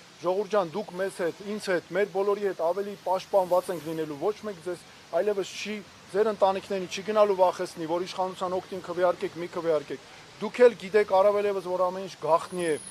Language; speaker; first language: Armenian; native; Armenian